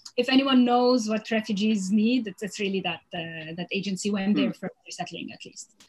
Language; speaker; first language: English; non-native, fluent; Arabic